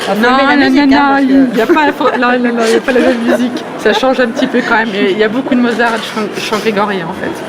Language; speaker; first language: French; native; French